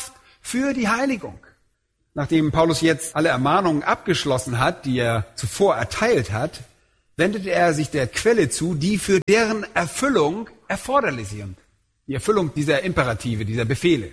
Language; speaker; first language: German; native; German